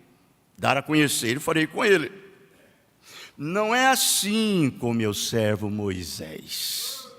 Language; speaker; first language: Portuguese; native; Portuguese